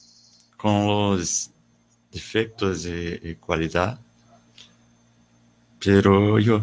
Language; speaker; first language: Spanish; non-native, learner; Portuguese